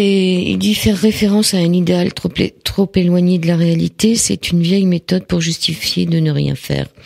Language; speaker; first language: French; native; French